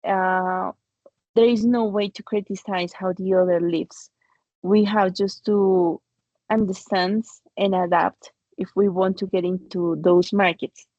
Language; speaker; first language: English; non-native, fluent; Spanish